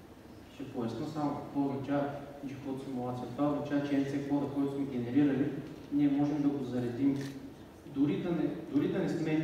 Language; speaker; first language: Bulgarian; native; Bulgarian